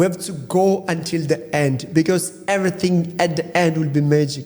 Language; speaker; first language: English; non-native, fluent; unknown